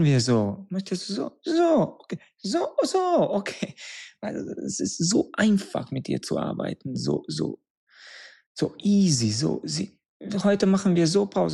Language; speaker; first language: German; non-native, fluent; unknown